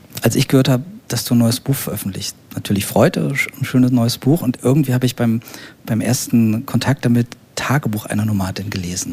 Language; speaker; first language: German; native; German